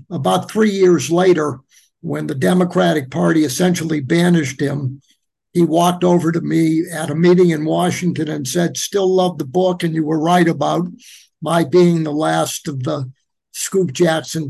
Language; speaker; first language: English; native; English